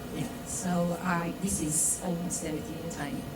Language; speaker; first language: English; non-native, fluent; Romanian